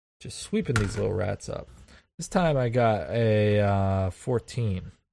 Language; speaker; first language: English; native; English